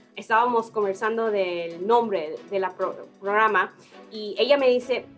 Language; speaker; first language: Spanish; early bilingual, heritage; Spanish